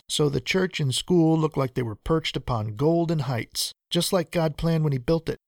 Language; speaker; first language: English; early bilingual, other home language; Spanish